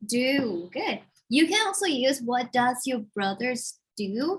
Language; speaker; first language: English; non-native, fluent; Thai